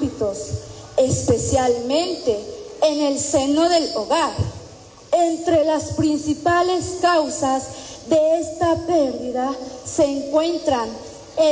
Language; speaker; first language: Spanish; non-native, local second language; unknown